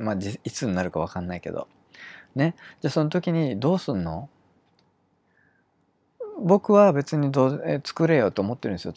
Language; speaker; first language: Japanese; native; Japanese